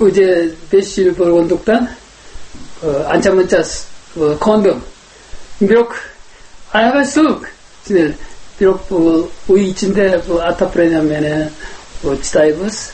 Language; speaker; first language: Kyrgyz; non-native, learner; Korean